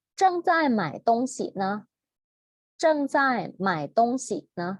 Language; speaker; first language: Chinese; non-native, fluent; Thai